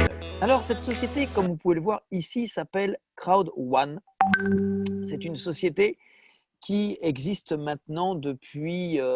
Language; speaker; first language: French; native; French